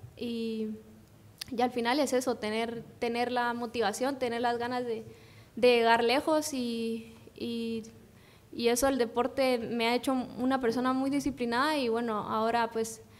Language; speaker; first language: Spanish; native; Spanish